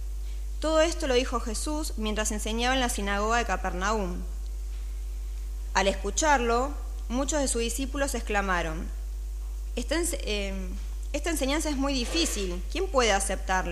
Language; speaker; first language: Spanish; native; Spanish